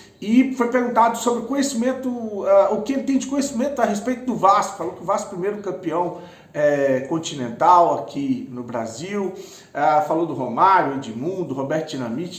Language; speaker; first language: Portuguese; native; Portuguese